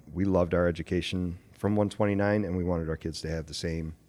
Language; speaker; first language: English; native; English